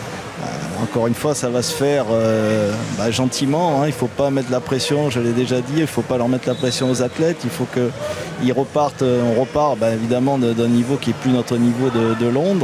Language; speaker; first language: French; native; French